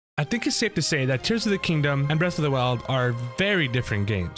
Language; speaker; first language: English; native; English